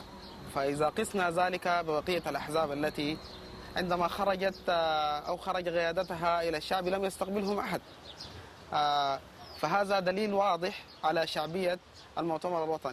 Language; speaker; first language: Arabic; native; Arabic